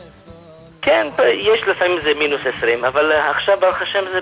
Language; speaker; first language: Hebrew; non-native, fluent; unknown